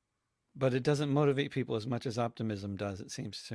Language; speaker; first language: English; native; English